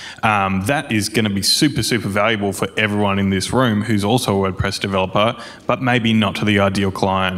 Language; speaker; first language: English; native; English